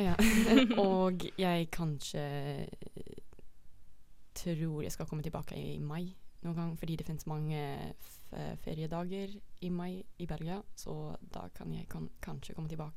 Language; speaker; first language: Norwegian; non-native, fluent; Dutch